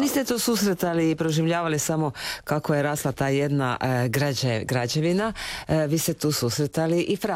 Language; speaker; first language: Serbian; native; Serbian